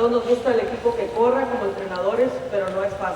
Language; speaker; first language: Spanish; native; Spanish